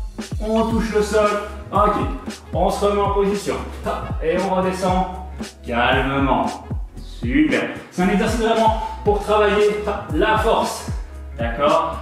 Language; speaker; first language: French; native; French